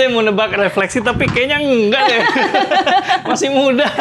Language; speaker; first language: Indonesian; native; Indonesian